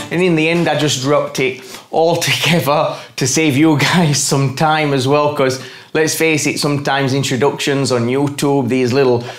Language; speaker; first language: English; native; English